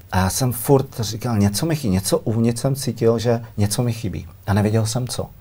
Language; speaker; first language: Czech; native; Czech